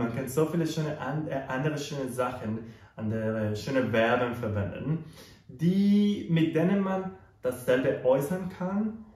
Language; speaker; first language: German; non-native, fluent; Spanish